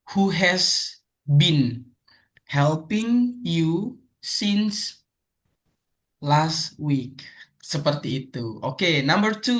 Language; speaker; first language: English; non-native, fluent; Indonesian